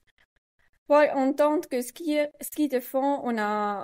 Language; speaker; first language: French; non-native, learner; Swiss German